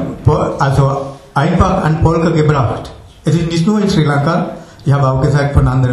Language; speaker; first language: German; non-native, learner; Tamil